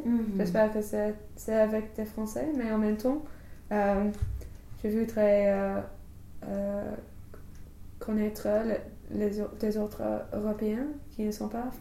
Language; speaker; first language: French; non-native, learner; English